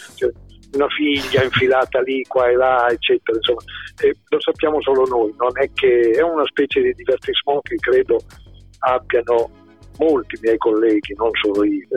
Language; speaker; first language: Italian; native; Italian